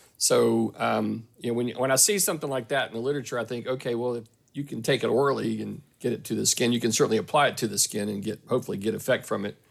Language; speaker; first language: English; native; English